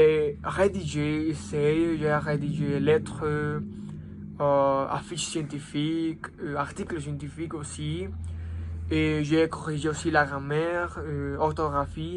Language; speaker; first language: French; non-native, learner; Spanish